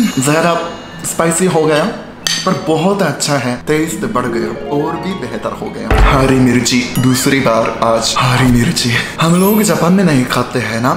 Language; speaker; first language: Hindi; non-native, fluent; Japanese